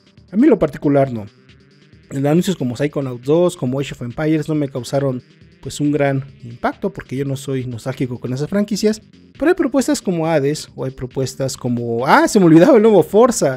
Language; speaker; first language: Spanish; native; Spanish